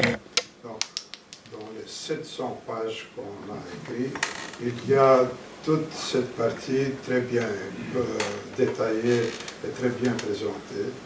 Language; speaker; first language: French; non-native, fluent; Romanian